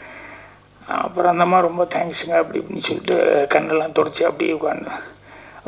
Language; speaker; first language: Tamil; native; Tamil